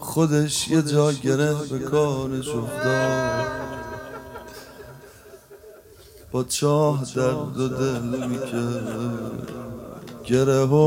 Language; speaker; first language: Persian; native; Persian